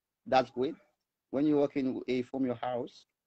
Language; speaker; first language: English; non-native, learner; Haitian Creole